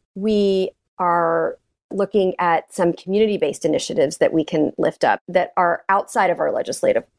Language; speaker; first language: English; native; English